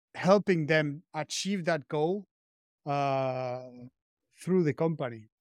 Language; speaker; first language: English; non-native, fluent; Spanish